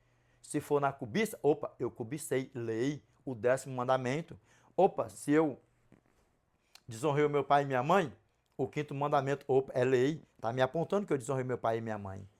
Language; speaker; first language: Portuguese; native; Portuguese